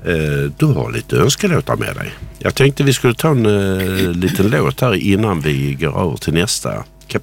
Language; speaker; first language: Swedish; native; Swedish